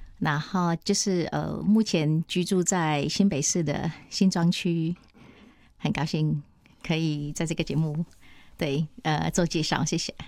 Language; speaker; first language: Chinese; non-native, fluent; Indonesian